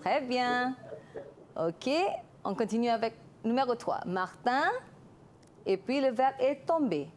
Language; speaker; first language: French; non-native, fluent; Malay